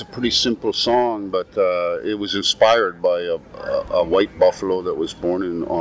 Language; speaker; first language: English; native; English